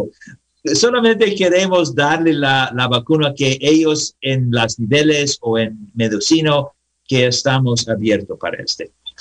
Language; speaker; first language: Spanish; non-native, learner; English